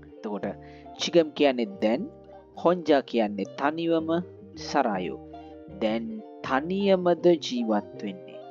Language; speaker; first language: Sinhala; native; Sinhala